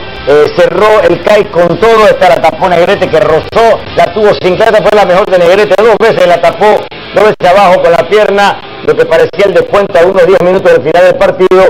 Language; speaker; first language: Spanish; native; Spanish